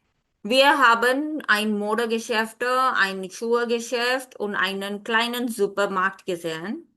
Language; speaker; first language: German; non-native, fluent; Hindi